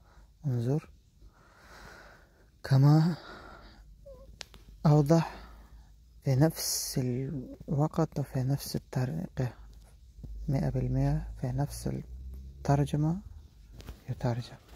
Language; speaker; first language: Arabic; non-native, fluent; Pashto